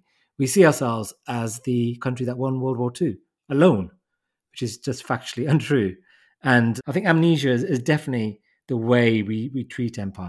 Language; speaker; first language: English; native; English